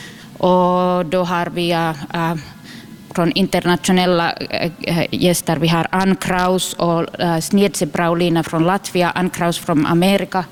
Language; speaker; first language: Swedish; non-native, local second language; Finnish